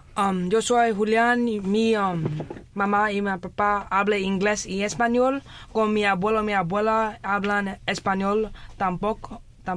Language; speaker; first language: Spanish; early bilingual, heritage; Spanish